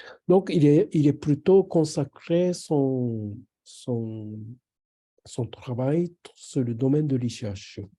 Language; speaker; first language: French; non-native, fluent; Japanese